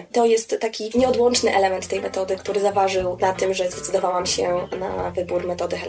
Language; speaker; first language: Polish; native; Polish